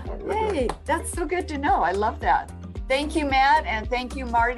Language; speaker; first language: English; native; English